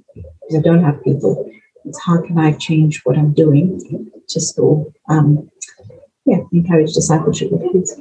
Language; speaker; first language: English; native; English